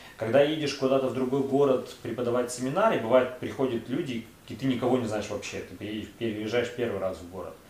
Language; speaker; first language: Russian; native; Russian